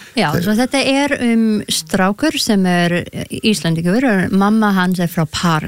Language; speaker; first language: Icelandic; non-native, learner; English